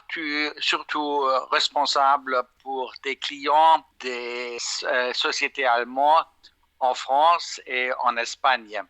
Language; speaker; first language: French; non-native, fluent; German